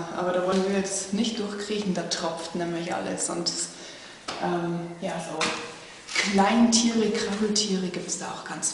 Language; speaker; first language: German; native; German